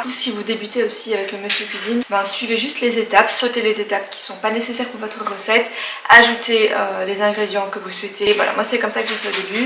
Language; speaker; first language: French; native; French